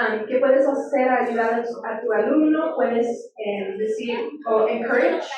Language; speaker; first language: Spanish; early bilingual, heritage; English